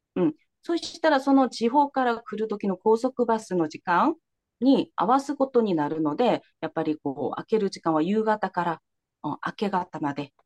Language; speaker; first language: Japanese; non-native, fluent; Korean